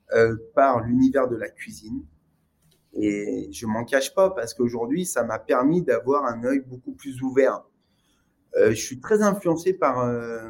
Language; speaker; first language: French; native; French